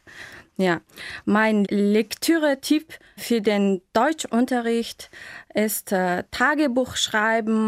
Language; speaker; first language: German; non-native, fluent; Mongolian